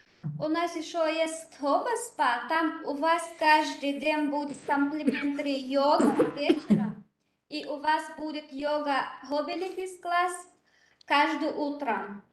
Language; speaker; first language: Russian; non-native, learner; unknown